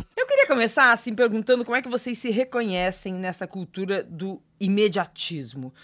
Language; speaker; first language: Portuguese; native; Portuguese